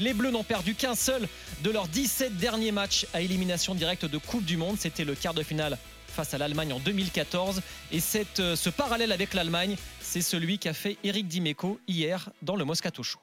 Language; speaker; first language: French; native; French